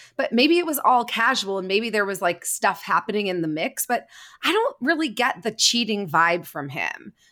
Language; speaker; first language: English; native; English